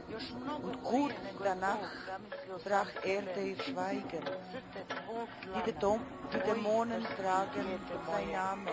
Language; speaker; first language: German; non-native, fluent; Croatian